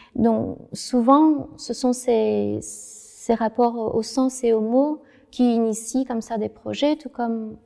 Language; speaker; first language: French; non-native, fluent; Vietnamese